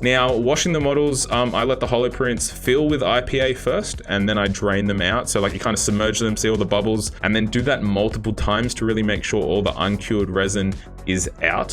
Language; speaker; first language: English; native; English